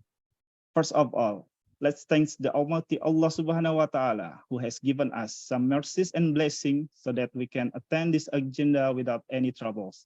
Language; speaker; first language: English; non-native, fluent; Indonesian